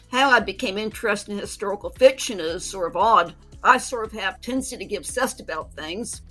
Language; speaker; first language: English; native; English